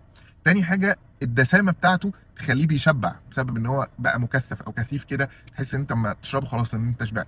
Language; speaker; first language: Arabic; native; Arabic